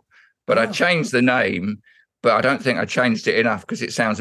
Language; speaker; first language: English; native; English